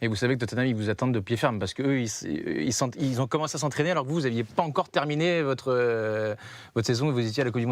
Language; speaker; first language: French; native; French